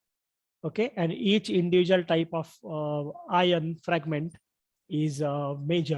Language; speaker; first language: English; non-native, local second language; Marathi